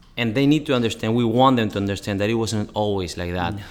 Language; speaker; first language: English; non-native, fluent; Spanish